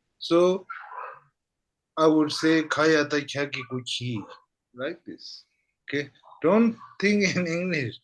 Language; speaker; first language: English; non-native, fluent; Tibetan